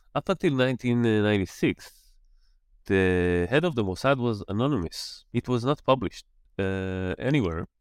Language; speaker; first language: English; non-native, fluent; Hebrew